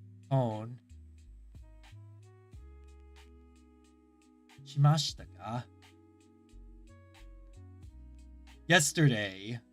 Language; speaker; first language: Japanese; non-native, learner; English